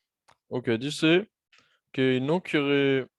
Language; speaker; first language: Spanish; non-native, fluent; French